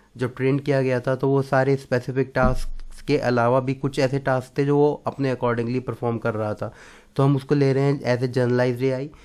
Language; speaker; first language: Hindi; native; Hindi